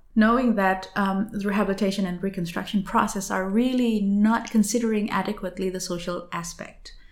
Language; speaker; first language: English; non-native, fluent; Indonesian